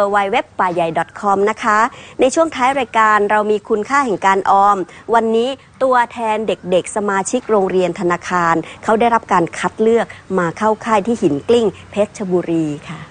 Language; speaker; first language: Thai; native; Thai